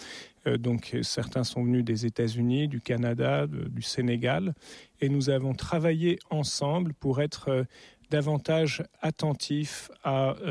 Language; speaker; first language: French; native; French